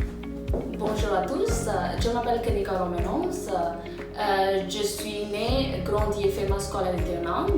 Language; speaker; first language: French; non-native, fluent; English